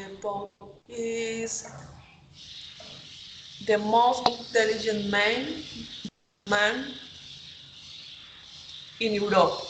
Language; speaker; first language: English; non-native, learner; Spanish